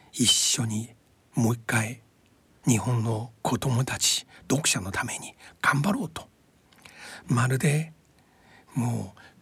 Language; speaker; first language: Japanese; non-native, fluent; Chinese